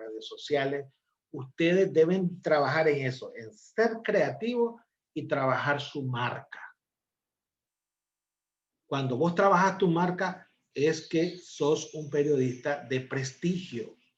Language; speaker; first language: Spanish; native; Spanish